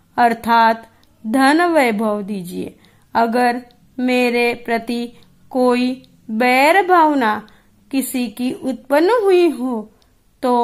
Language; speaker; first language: Hindi; non-native, local second language; Gujarati